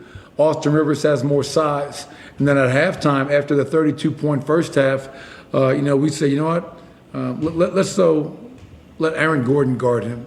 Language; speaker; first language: English; native; English